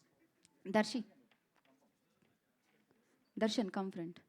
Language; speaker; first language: Telugu; native; Telugu